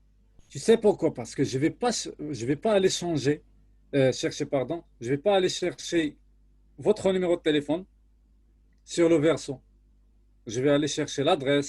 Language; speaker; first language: French; non-native, local second language; Arabic